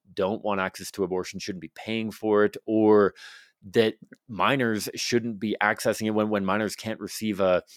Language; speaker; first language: English; native; English